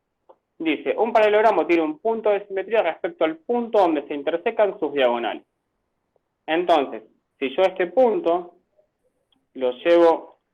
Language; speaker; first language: Spanish; native; Spanish